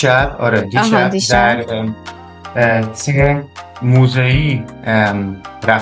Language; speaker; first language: Persian; non-native, learner; Dutch